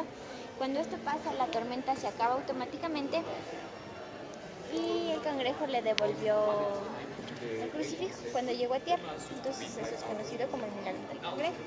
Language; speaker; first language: Spanish; native; Spanish